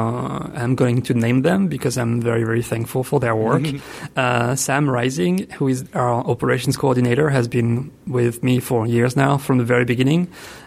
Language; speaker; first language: English; non-native, fluent; French